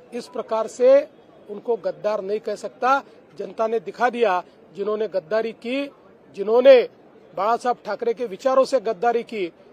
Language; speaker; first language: Hindi; non-native, local second language; Marathi